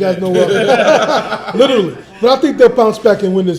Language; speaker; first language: English; native; English